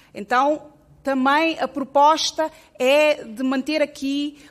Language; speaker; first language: Portuguese; native; Portuguese